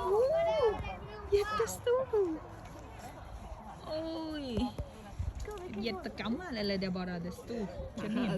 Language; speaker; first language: Swedish; non-native, learner; Thai